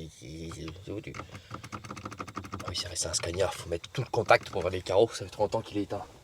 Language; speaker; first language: French; native; French